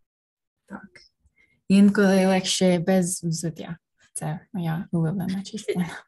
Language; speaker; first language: Ukrainian; early bilingual, heritage; Ukrainian